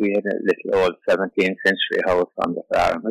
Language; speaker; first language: English; native; English